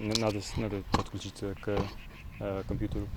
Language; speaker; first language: Russian; non-native, learner; English